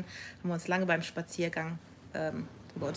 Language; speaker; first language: German; native; German